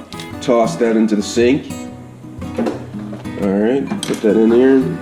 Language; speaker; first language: English; native; English